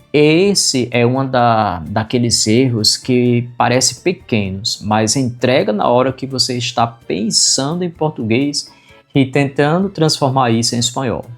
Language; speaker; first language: Portuguese; non-native, fluent; Spanish